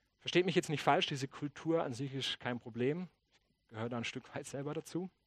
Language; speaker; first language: German; native; German